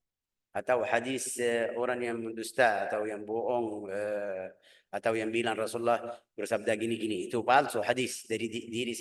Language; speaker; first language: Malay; non-native, fluent; Arabic